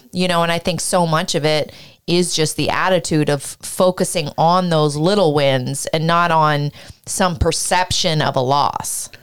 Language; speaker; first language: English; native; English